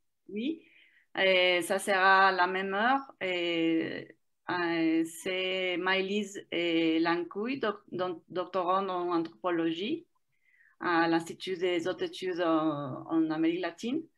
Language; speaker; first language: French; non-native, fluent; Spanish